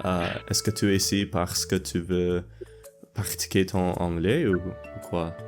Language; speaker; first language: French; non-native, learner; English